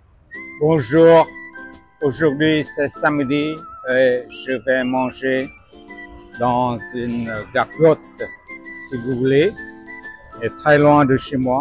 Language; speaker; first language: French; non-native, fluent; Vietnamese